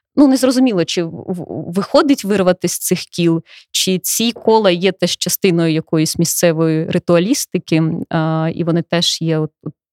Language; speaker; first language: Ukrainian; native; Ukrainian